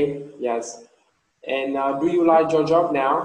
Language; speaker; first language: English; non-native, learner; Vietnamese